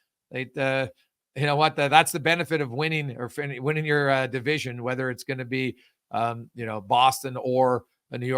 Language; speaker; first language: English; native; English